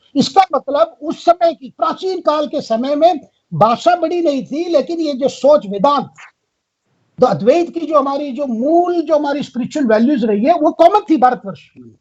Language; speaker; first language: Hindi; non-native, local second language; Tamil